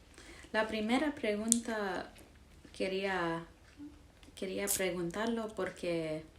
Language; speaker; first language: Spanish; early bilingual, heritage; English